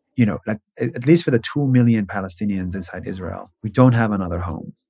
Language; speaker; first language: English; non-native, fluent; Hebrew